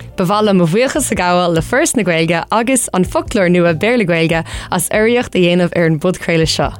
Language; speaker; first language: Irish; non-native, local second language; English